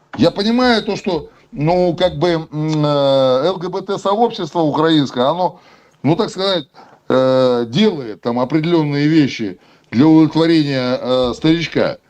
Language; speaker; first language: Russian; native; Russian